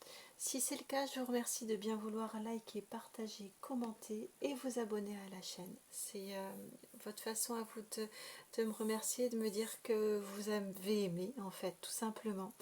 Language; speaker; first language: French; native; French